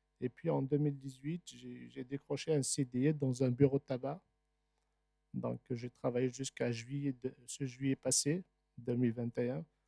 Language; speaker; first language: French; non-native, local second language; Arabic